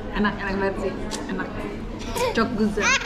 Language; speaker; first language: Turkish; non-native, learner; Indonesian